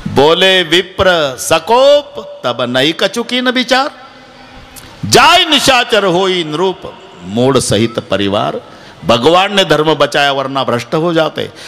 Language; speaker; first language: Hindi; non-native, local second language; Marathi